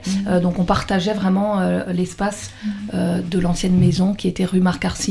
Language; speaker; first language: French; native; French